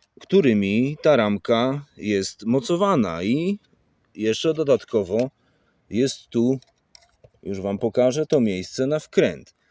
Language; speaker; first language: Polish; native; Polish